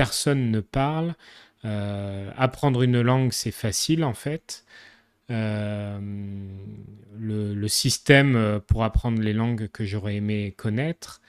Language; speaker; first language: French; native; French